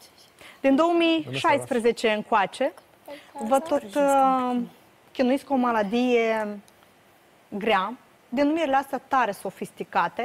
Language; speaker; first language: Romanian; native; Romanian